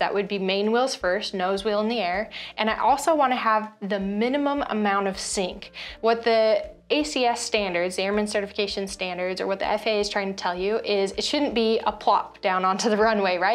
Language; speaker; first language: English; native; English